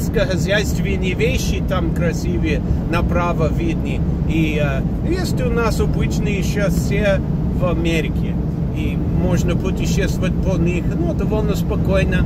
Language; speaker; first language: Russian; non-native, fluent; English